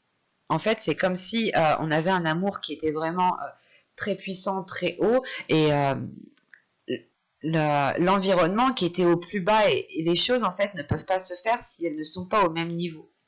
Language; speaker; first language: French; native; French